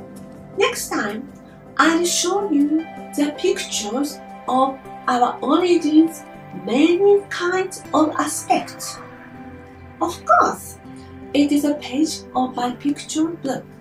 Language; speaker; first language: English; non-native, learner; Japanese